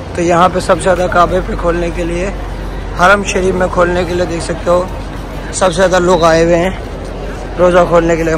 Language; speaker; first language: Hindi; native; Hindi